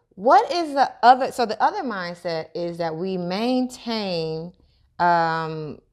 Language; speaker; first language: English; native; English